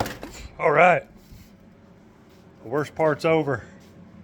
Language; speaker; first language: English; native; English